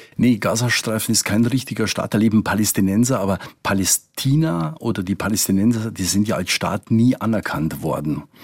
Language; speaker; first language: German; native; German